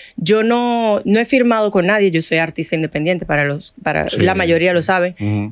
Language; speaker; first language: Spanish; non-native, fluent; Haitian Creole